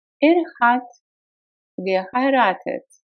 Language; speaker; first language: German; non-native, fluent; Russian